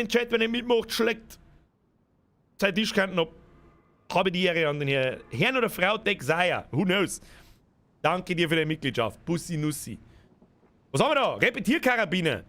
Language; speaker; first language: German; native; German